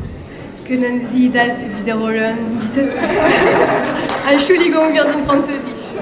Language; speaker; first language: German; non-native, learner; French